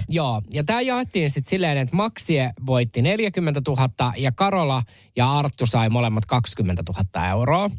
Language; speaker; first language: Finnish; native; Finnish